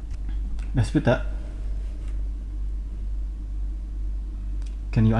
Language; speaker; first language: English; non-native, fluent; Indonesian